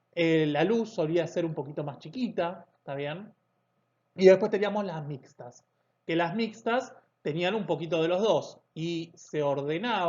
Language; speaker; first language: Spanish; native; Spanish